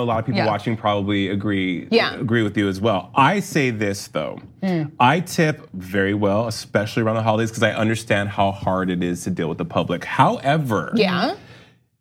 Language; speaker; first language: English; native; English